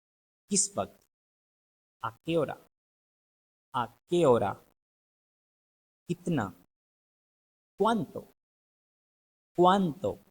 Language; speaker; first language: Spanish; non-native, fluent; Urdu